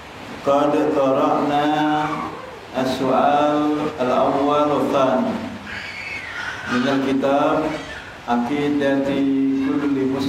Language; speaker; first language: Arabic; non-native, fluent; Indonesian